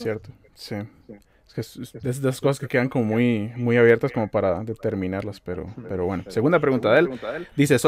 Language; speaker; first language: Spanish; native; Spanish